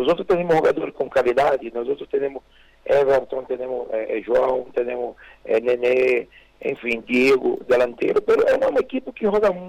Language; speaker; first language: Spanish; non-native, fluent; Portuguese